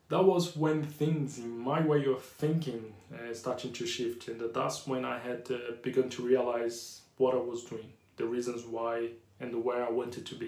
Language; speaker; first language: English; non-native, fluent; Portuguese